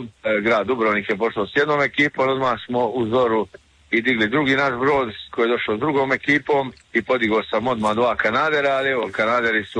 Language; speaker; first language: Serbian; native; Serbian